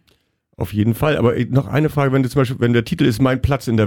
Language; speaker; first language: German; native; German